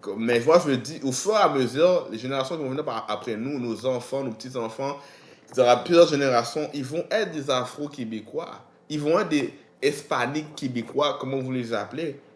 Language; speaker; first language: French; native; French